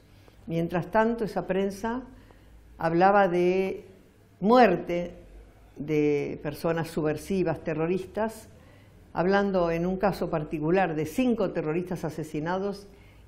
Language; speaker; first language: Spanish; native; Spanish